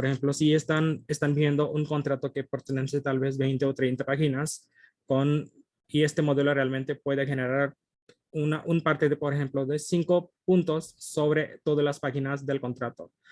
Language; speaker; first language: Spanish; non-native, fluent; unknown